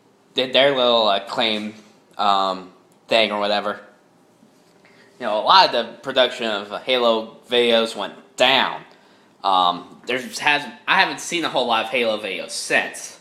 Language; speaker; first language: English; native; English